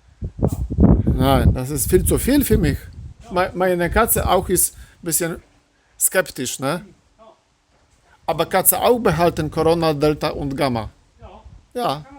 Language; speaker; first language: German; non-native, learner; Polish